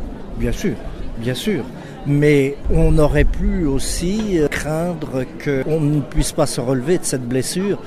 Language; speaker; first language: French; native; French